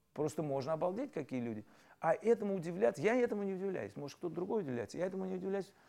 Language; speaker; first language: Russian; native; Russian